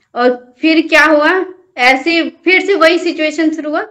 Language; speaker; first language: Hindi; native; Hindi